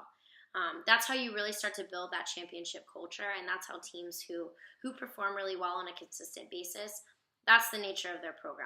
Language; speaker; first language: English; native; English